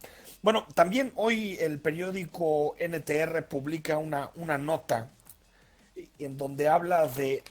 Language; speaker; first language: Spanish; native; Spanish